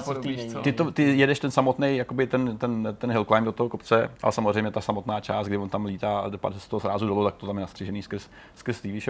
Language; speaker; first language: Czech; native; Czech